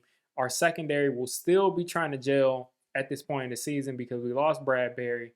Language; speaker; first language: English; native; English